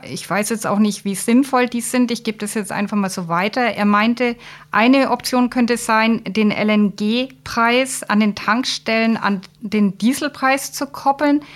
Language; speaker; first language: German; native; German